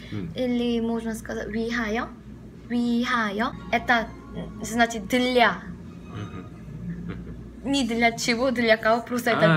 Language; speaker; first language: Russian; non-native, learner; Korean